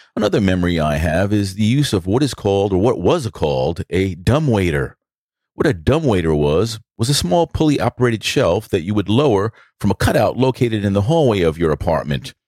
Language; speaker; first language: English; native; English